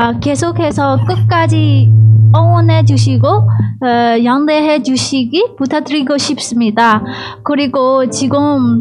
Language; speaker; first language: Korean; non-native, learner; Burmese